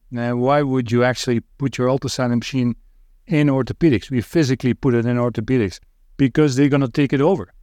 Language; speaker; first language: English; non-native, fluent; Dutch